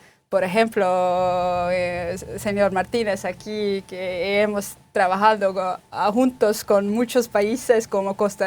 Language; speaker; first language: Spanish; non-native, fluent; Estonian